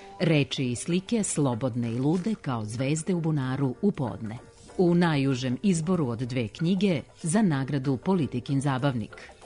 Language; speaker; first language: Serbian; native; Serbian